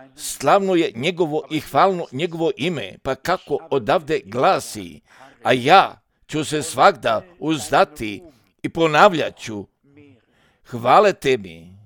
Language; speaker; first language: Croatian; early bilingual, heritage; Serbian